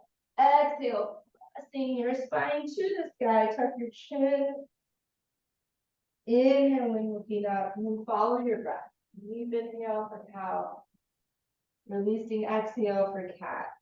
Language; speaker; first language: English; native; English